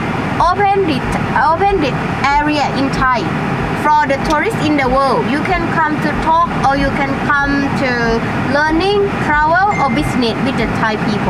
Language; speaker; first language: English; non-native, learner; Thai